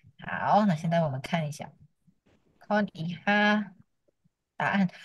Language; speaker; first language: Chinese; early bilingual, heritage; Chinese